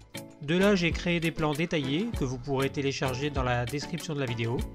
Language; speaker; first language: French; native; French